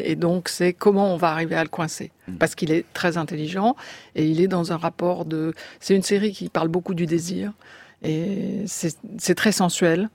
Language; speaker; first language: French; native; French